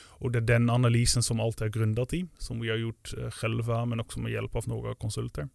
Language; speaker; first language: Swedish; non-native, fluent; Dutch